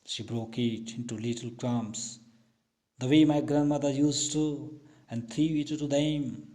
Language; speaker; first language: English; non-native, local second language; Hindi